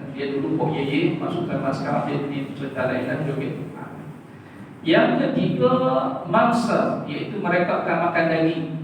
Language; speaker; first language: Malay; native; Malay